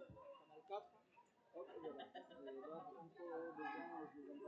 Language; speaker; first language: French; native; French